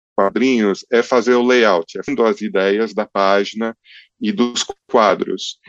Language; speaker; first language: Portuguese; early bilingual, other home language; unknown